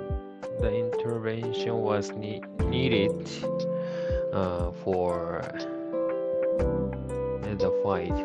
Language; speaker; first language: English; non-native, learner; Japanese